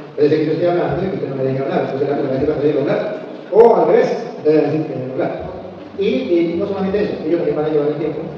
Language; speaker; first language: Spanish; native; Spanish